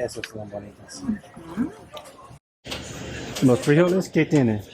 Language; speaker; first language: Spanish; non-native, learner; English